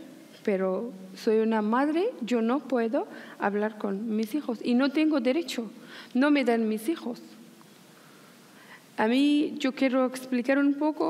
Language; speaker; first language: Spanish; non-native, learner; Persian